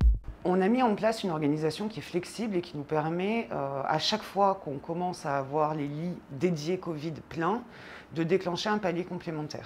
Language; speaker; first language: French; native; French